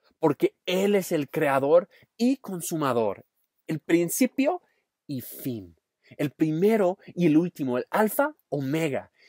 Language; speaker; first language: Spanish; non-native, fluent; English